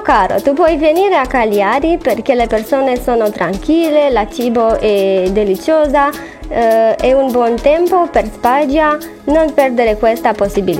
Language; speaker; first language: Italian; non-native, learner; Romanian